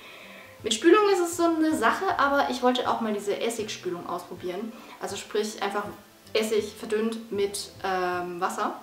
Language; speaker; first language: German; native; German